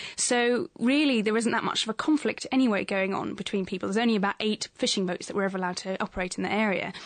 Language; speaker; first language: English; native; English